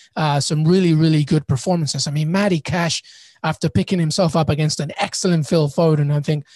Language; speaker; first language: English; early bilingual, other home language; Spanish